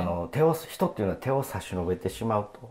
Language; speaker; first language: Japanese; native; Japanese